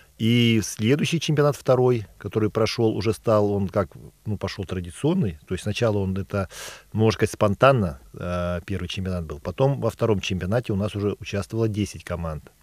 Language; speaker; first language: Russian; native; Russian